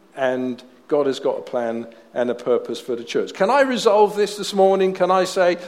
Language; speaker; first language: English; native; English